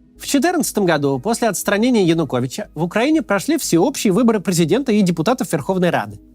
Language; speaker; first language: Russian; native; Russian